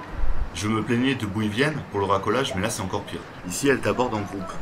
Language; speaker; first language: French; native; French